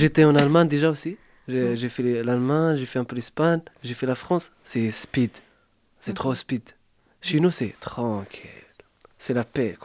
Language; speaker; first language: French; non-native, fluent; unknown